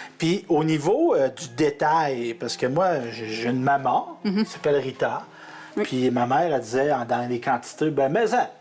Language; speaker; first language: French; native; French